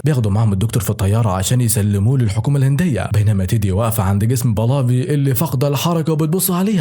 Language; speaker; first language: Arabic; native; Arabic